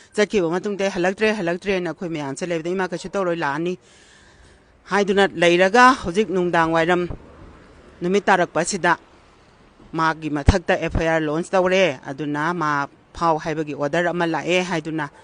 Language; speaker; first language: Manipuri; native; Manipuri